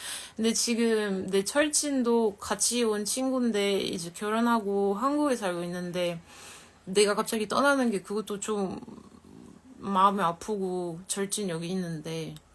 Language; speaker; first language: Korean; non-native, fluent; French